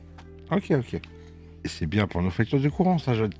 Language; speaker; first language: French; native; French